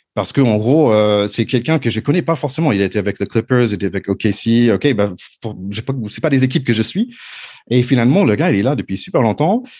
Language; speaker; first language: French; non-native, fluent; English